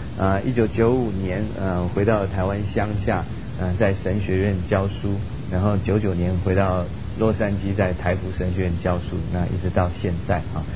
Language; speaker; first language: Chinese; early bilingual, other home language; Min Nan Chinese